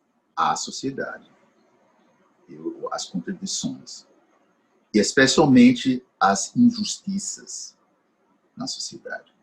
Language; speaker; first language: Portuguese; non-native, fluent; English